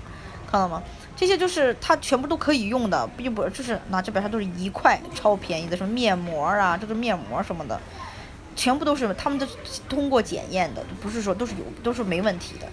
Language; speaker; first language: Chinese; native; Chinese